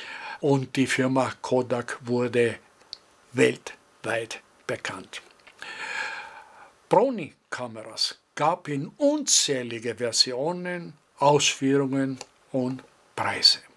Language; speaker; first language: German; non-native, fluent; Greek